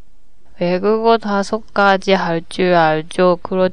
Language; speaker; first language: Korean; non-native, learner; Japanese